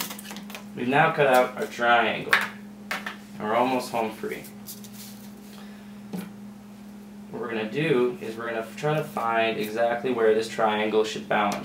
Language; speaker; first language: English; native; English